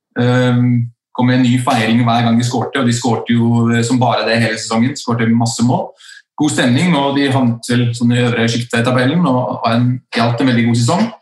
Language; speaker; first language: Norwegian; early bilingual, other home language; Icelandic